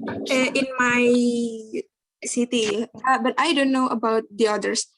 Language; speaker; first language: English; non-native, learner; Indonesian